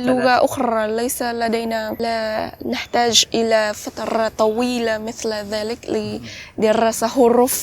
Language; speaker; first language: Arabic; non-native, learner; Vietnamese